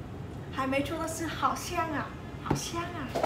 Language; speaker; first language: Chinese; non-native, fluent; Vietnamese